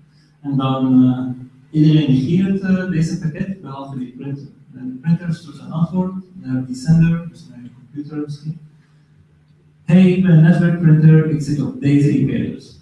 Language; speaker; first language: Dutch; non-native, learner; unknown